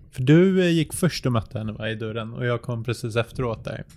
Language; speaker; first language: Swedish; early bilingual, other home language; Persian